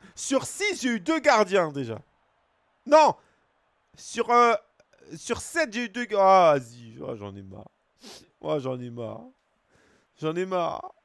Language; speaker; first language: French; native; French